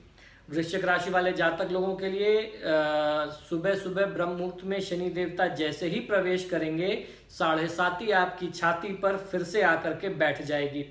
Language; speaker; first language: Hindi; native; Hindi